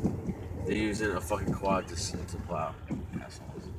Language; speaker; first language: English; native; English